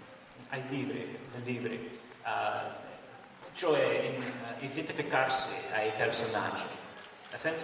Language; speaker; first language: Italian; non-native, learner; English